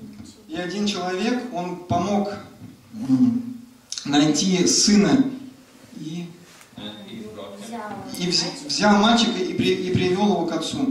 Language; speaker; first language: Russian; native; Russian